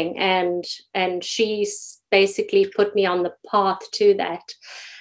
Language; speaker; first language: English; native; English